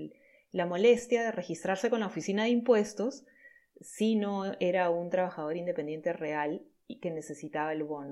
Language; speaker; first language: Spanish; native; Spanish